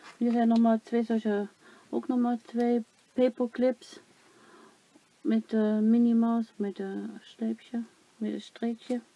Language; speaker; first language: German; non-native, learner; Dutch